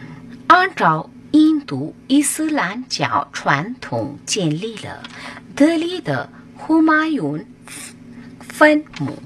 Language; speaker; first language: Chinese; non-native, fluent; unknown